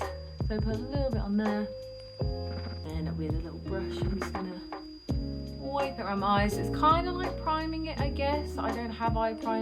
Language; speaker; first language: English; native; English